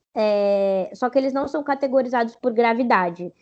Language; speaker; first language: Portuguese; native; Portuguese